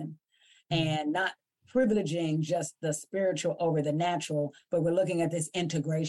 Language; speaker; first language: English; native; English